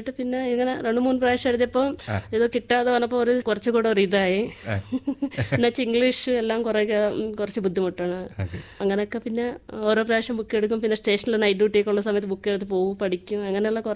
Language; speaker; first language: Malayalam; non-native, local second language; Telugu